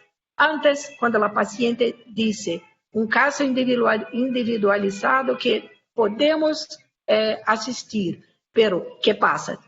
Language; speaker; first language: Spanish; non-native, fluent; Portuguese